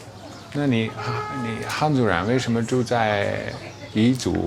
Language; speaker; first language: Chinese; non-native, fluent; Dutch